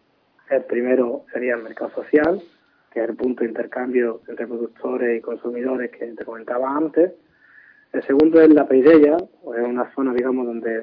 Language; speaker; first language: Spanish; native; Spanish